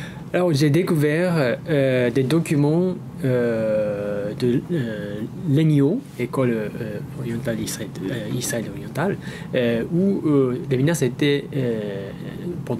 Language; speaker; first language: French; non-native, fluent; Japanese